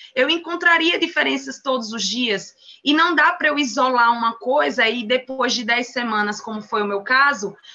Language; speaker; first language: Portuguese; native; Portuguese